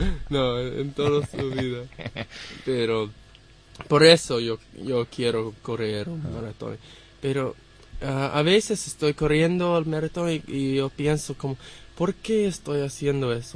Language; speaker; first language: Spanish; non-native, learner; English